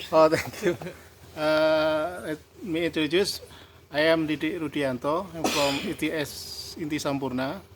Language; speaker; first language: English; non-native, learner; Indonesian